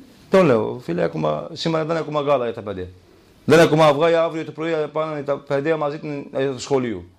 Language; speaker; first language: Greek; non-native, learner; Kurdish